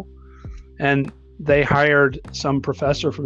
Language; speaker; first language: English; native; English